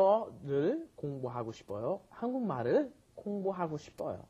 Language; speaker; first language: Korean; non-native, fluent; English